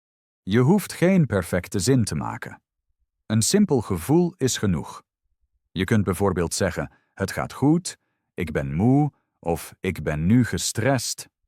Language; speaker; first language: Dutch; non-native, fluent; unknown